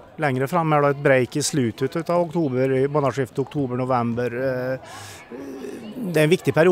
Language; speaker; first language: Swedish; native; Swedish